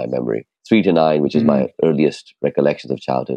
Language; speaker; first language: English; non-native, local second language; Urdu